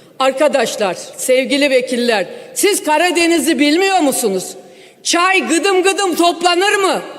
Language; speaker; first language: Turkish; native; Turkish